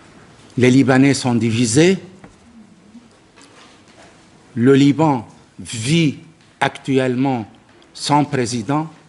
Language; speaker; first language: French; non-native, local second language; Arabic